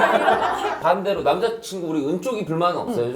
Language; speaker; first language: Korean; native; Korean